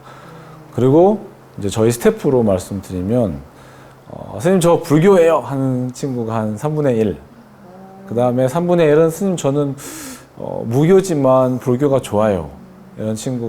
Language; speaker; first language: Korean; native; Korean